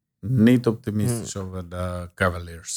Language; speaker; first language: Dutch; non-native, fluent; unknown